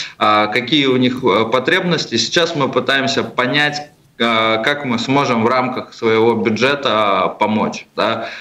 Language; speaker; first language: Russian; native; Russian